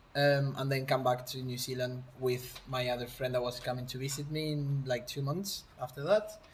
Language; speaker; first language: English; non-native, fluent; Spanish